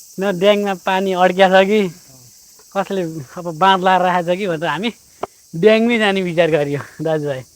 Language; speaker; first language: Nepali; native; Nepali